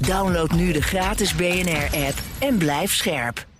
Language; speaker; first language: Dutch; native; Dutch